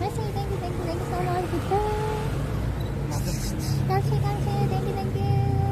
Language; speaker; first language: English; non-native, fluent; Korean